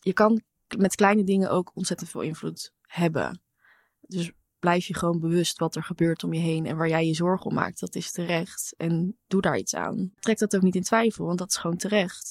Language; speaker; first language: Dutch; native; Dutch